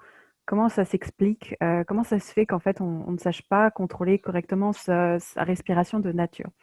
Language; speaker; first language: French; native; French